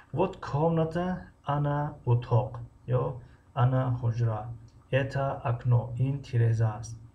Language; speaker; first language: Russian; non-native, fluent; Tajik